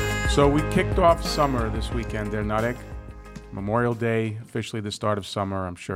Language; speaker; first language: English; native; English